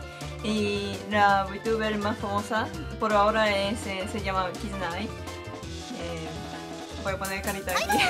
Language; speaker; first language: Spanish; non-native, fluent; Japanese